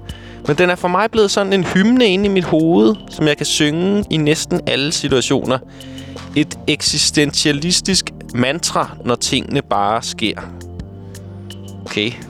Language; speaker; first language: Danish; native; Danish